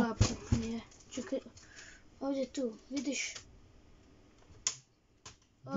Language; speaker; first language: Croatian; early bilingual, heritage; Croatian